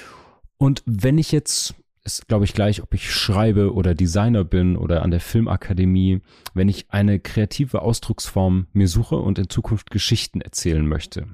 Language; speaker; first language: German; native; German